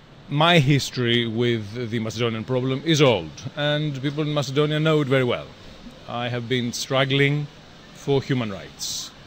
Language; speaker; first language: English; non-native, fluent; Greek